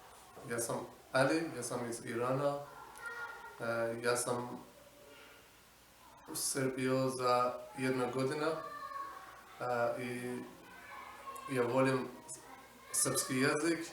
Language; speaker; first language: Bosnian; non-native, learner; Persian